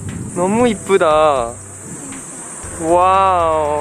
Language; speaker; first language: Korean; non-native, fluent; Japanese